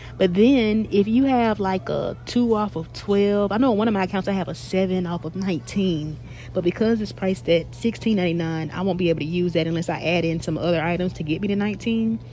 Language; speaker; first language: English; native; English